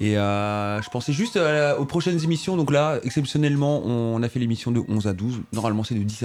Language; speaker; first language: French; native; French